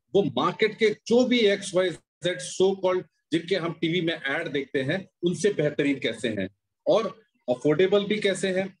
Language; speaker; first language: Hindi; native; Hindi